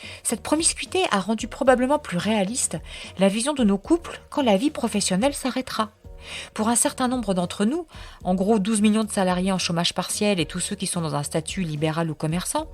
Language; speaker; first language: French; native; French